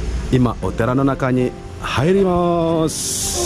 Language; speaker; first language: Japanese; non-native, fluent; Indonesian